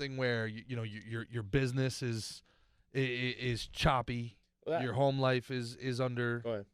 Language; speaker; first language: English; native; English